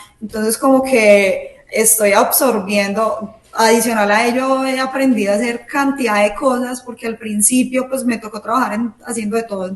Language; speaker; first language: Spanish; native; Spanish